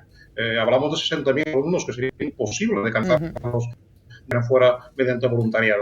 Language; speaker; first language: Spanish; native; Spanish